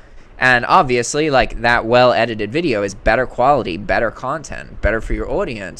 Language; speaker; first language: English; native; English